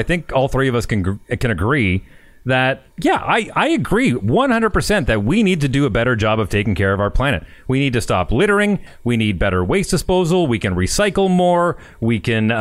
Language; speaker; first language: English; native; English